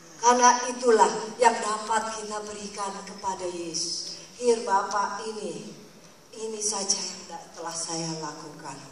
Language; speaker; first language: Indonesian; native; Indonesian